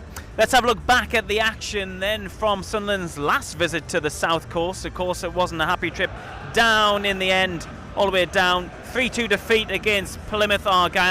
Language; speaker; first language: English; native; English